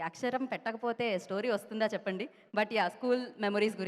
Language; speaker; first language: Telugu; native; Telugu